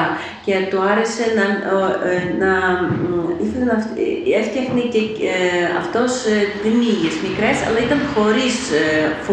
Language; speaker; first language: Greek; non-native, fluent; Ukrainian